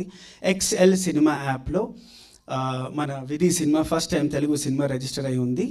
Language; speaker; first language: Telugu; native; Telugu